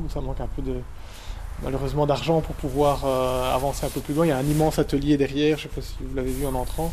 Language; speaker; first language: French; native; French